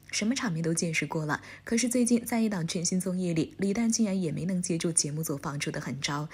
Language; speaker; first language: Chinese; native; Chinese